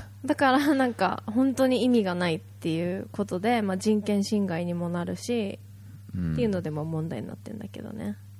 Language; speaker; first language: Japanese; native; Japanese